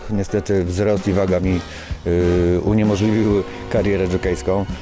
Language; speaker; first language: Polish; native; Polish